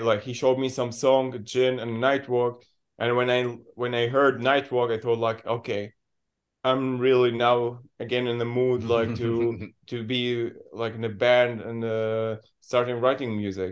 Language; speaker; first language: English; non-native, learner; Arabic